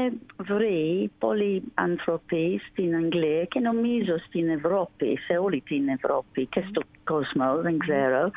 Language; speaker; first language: Greek; non-native, learner; English